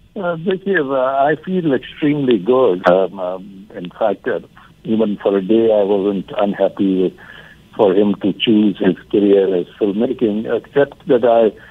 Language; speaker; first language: English; non-native, local second language; Punjabi